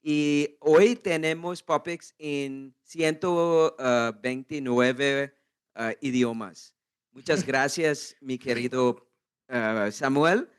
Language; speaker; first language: Spanish; non-native, learner; English